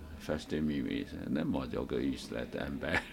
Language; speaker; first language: Hungarian; non-native, learner; Chinese